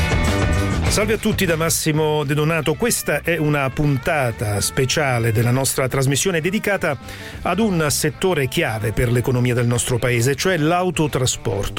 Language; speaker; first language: Italian; native; Italian